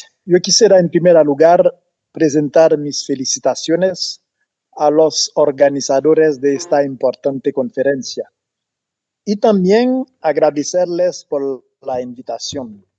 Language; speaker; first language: Spanish; non-native, fluent; Haitian Creole